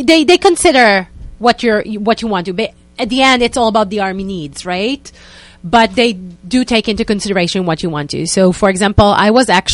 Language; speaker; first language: English; non-native, fluent; Hebrew